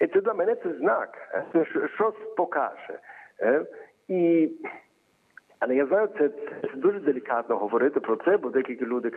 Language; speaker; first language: Ukrainian; early bilingual, heritage; Ukrainian